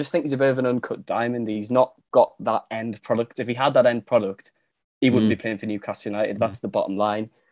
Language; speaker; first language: English; native; English